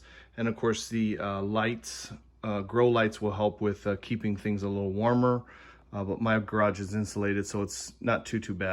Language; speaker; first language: English; native; English